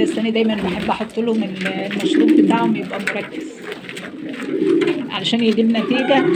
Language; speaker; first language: Arabic; native; Arabic